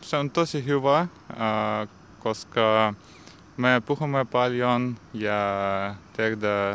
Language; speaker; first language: Finnish; non-native, learner; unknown